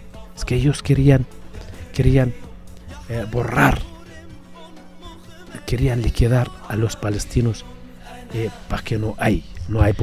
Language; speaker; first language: Spanish; non-native, fluent; Arabic